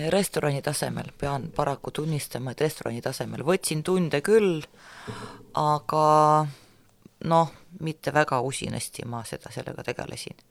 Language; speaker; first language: Estonian; non-native, local second language; Russian